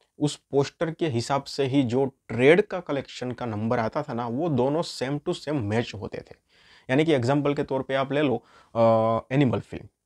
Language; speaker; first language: Hindi; non-native, local second language; Gujarati